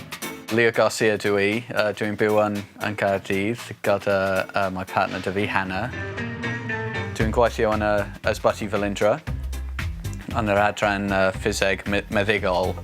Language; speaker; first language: Welsh; non-native, local second language; English